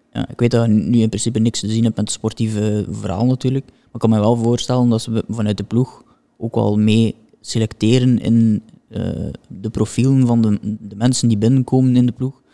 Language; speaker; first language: Dutch; native; Dutch